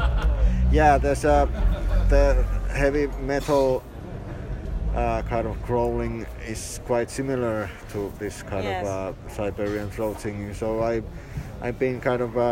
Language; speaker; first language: English; non-native, fluent; Finnish